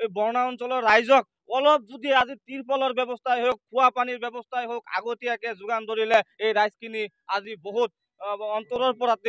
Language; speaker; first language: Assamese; non-native, local second language; Bangla